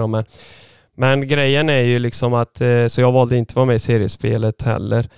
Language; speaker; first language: Swedish; early bilingual, other home language; Bosnian